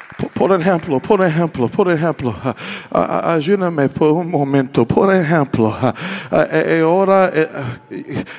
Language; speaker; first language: Spanish; non-native, learner; English